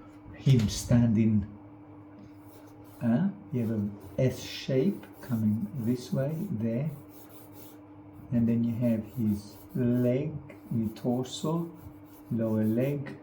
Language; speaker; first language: English; non-native, fluent; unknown